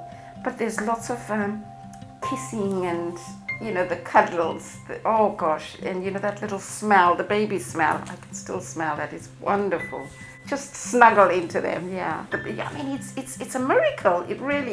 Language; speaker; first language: English; non-native, local second language; Shona